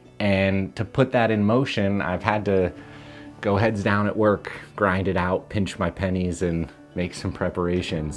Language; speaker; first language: English; native; English